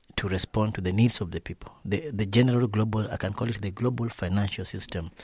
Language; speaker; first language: English; non-native, local second language; Luo (Kenya and Tanzania)